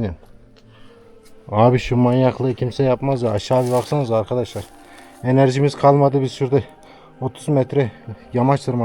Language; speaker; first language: Turkish; native; Turkish